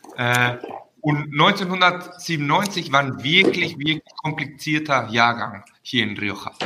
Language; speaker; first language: German; early bilingual, heritage; Spanish